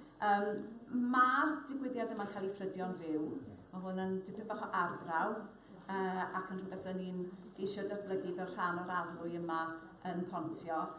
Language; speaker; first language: Welsh; native; Welsh